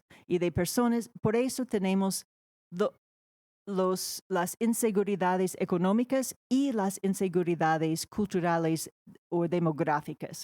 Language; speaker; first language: Spanish; non-native, fluent; English